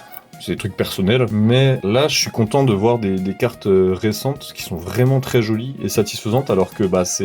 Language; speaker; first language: French; native; French